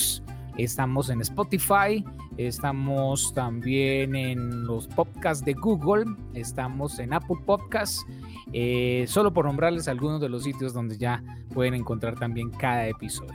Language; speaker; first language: Spanish; native; Spanish